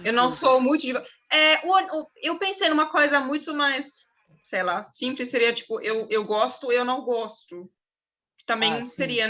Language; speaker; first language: Portuguese; non-native, fluent; German